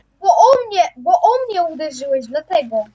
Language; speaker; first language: Polish; native; Polish